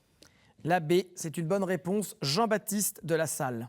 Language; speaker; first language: French; native; French